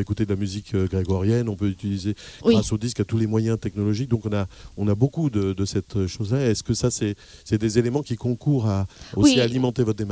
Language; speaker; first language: French; native; French